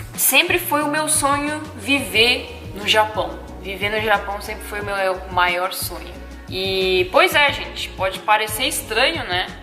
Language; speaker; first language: Portuguese; non-native, local second language; Japanese